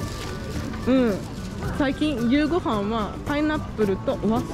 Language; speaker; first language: Japanese; non-native, fluent; Portuguese